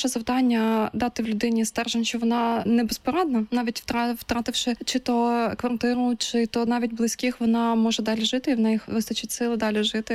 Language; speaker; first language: Ukrainian; native; Ukrainian